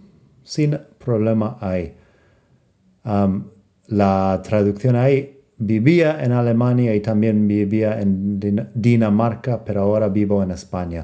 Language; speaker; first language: Spanish; non-native, fluent; English